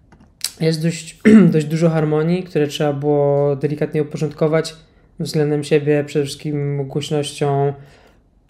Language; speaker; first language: Polish; native; Polish